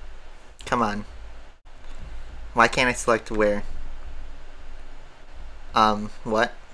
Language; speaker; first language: English; native; English